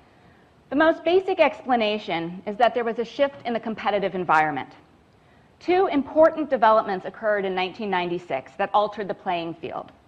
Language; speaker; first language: English; native; English